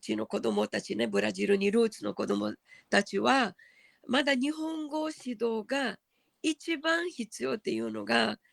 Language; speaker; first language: Japanese; early bilingual, heritage; Japanese